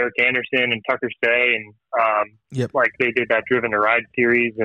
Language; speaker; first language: English; native; English